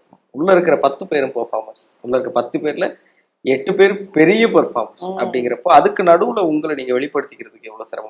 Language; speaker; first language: Tamil; native; Tamil